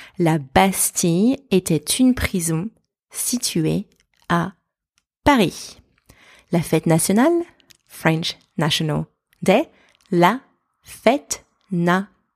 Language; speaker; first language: French; native; French